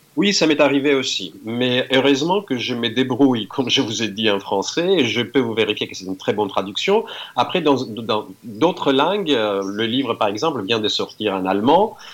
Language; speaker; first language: French; non-native, fluent; Greek